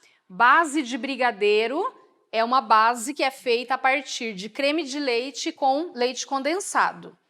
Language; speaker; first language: Portuguese; native; Portuguese